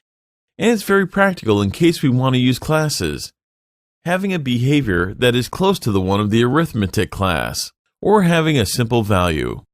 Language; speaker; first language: English; non-native, fluent; French